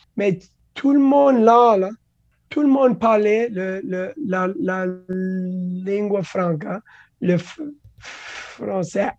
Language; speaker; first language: French; non-native, local second language; English